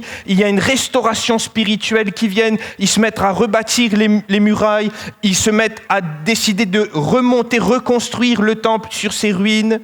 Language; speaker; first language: French; native; French